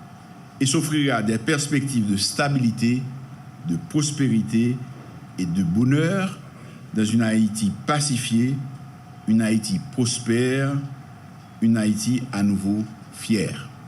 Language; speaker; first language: French; non-native, local second language; Haitian Creole